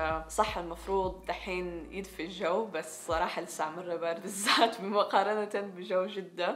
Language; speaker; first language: Arabic; native; Arabic